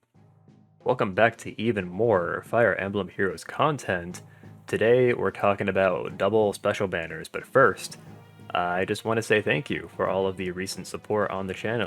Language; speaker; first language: English; native; English